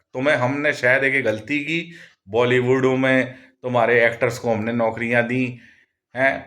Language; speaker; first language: Hindi; non-native, local second language; Punjabi